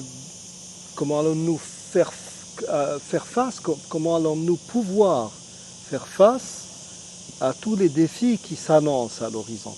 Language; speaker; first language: French; non-native, local second language; Arabic